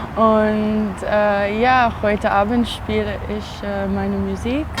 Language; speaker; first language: German; non-native, learner; English